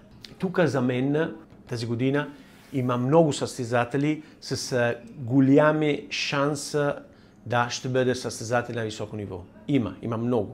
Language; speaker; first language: Bulgarian; non-native, learner; Italian